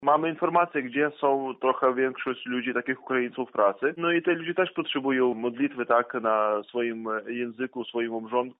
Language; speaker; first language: Polish; non-native, fluent; Ukrainian